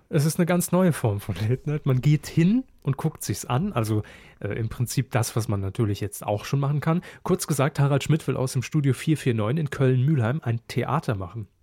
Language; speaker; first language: German; native; German